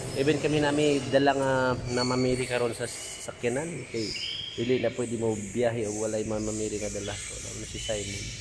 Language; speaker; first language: Cebuano; native; Cebuano